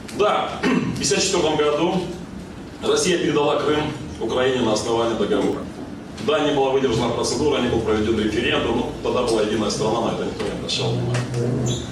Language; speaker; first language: Russian; non-native, local second language; Ukrainian